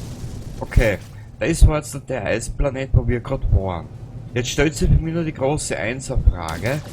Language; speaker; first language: German; native; German